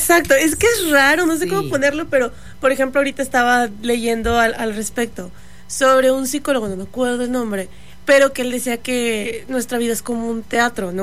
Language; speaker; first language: Spanish; native; Spanish